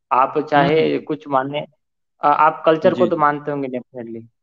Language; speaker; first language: Hindi; native; Hindi